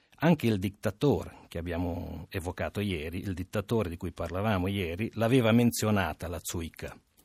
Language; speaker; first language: Italian; non-native, fluent; Romanian